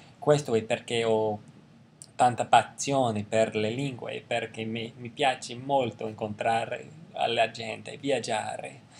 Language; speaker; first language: Italian; non-native, learner; English